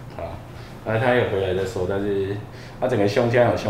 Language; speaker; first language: Chinese; native; Chinese